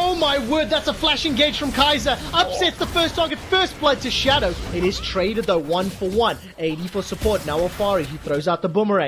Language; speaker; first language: English; native; English